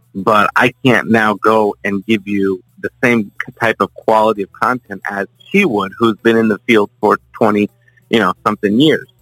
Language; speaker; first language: English; native; English